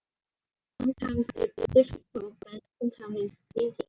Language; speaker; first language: English; non-native, learner; Vietnamese